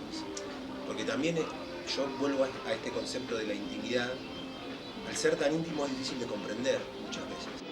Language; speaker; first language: Spanish; native; Spanish